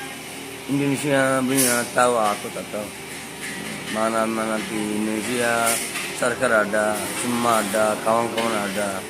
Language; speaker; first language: Indonesian; non-native, learner; Rohingya